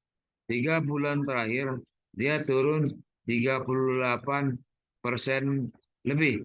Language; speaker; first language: Indonesian; native; Indonesian